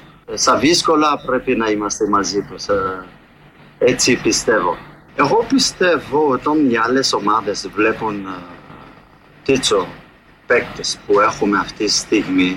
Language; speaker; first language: Greek; non-native, fluent; French